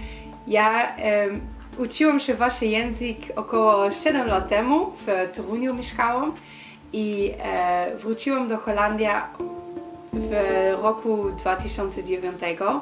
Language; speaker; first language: Polish; non-native, learner; Dutch